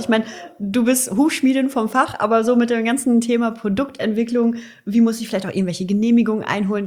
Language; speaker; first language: German; native; German